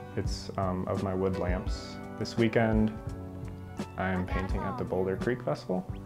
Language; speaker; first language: English; native; English